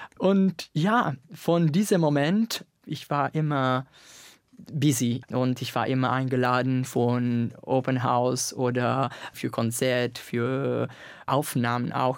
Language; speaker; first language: German; non-native, learner; Italian